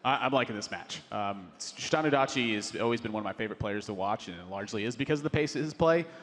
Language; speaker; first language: English; native; English